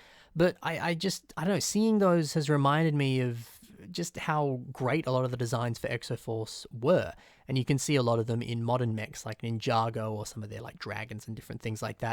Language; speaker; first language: English; native; English